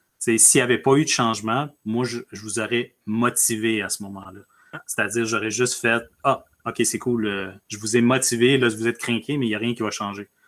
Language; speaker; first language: French; early bilingual, other home language; Spanish